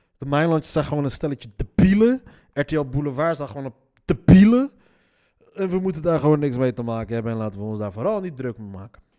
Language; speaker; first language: Dutch; early bilingual, other home language; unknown